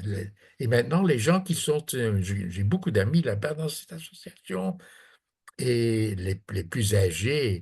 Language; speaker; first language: French; non-native, fluent; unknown